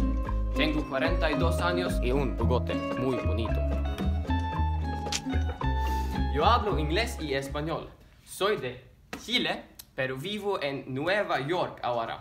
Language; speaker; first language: Spanish; non-native, learner; English